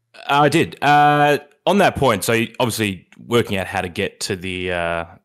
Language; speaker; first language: English; native; English